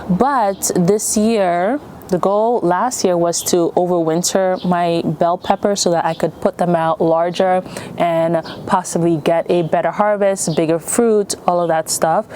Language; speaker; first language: English; native; English